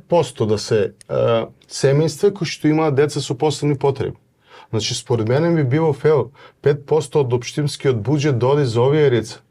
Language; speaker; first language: Macedonian; native; Macedonian